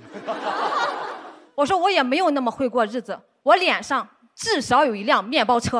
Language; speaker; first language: Chinese; native; Chinese